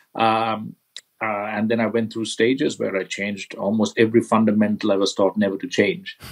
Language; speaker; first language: English; non-native, local second language; Sinhala